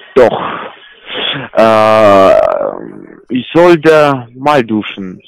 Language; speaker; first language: German; non-native, learner; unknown